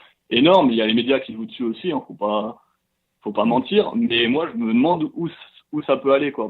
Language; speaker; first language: French; native; French